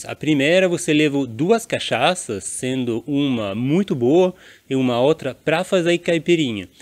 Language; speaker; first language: Portuguese; non-native, fluent; French